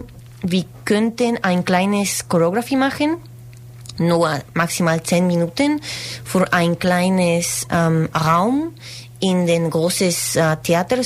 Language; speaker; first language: German; non-native, learner; Spanish